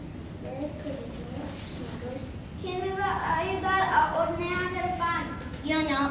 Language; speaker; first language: Spanish; non-native, learner; English